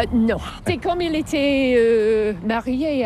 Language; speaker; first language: French; non-native, fluent; English